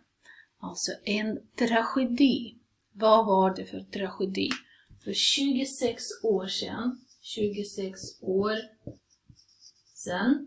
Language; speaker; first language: Swedish; non-native, fluent; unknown